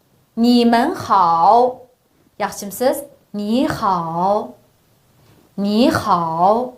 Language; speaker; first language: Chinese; non-native, local second language; Uyghur